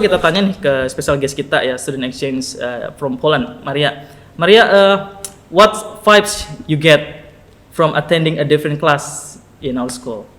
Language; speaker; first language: English; non-native, learner; Indonesian